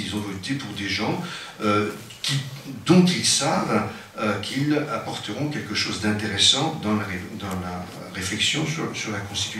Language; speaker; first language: French; native; French